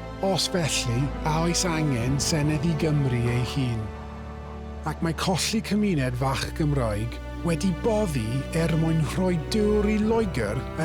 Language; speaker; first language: Welsh; non-native, local second language; English